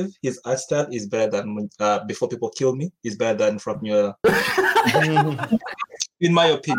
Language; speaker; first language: English; non-native, local second language; Ganda